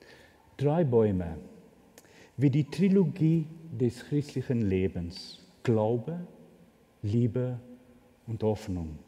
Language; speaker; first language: German; non-native, fluent; Afrikaans